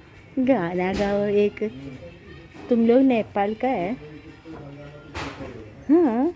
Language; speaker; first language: Hindi; non-native, local second language; Malayalam